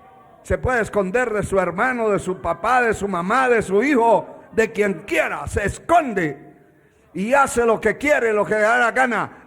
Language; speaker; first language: Spanish; native; Spanish